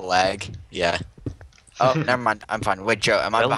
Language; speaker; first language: English; native; English